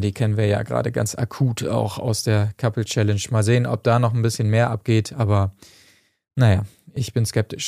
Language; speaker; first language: German; native; German